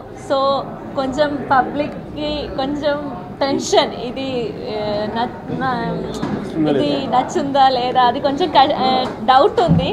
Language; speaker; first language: Telugu; non-native, learner; Malayalam